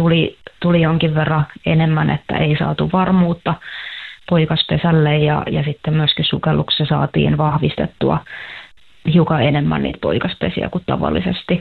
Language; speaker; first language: Finnish; native; Finnish